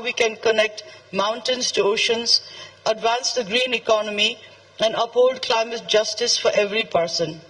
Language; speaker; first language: English; non-native, fluent; Nepali